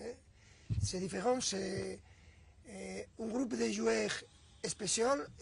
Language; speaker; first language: French; non-native, fluent; Spanish